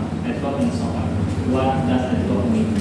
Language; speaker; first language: English; non-native, fluent; Indonesian